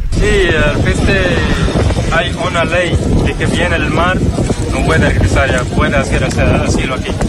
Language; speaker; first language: Spanish; non-native, learner; Arabic